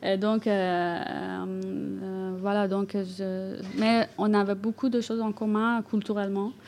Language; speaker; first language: French; non-native, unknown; Persian